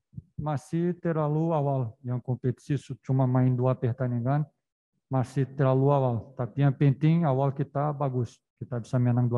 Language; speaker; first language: Indonesian; non-native, fluent; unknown